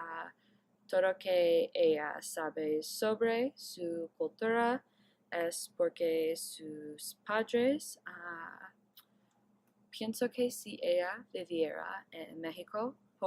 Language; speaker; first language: Spanish; non-native, learner; English